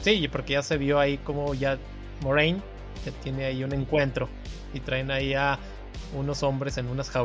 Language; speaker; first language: Spanish; native; Spanish